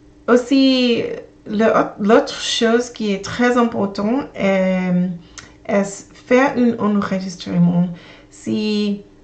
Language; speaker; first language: French; non-native, learner; English